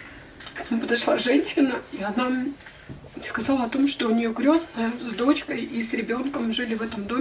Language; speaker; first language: Russian; native; Russian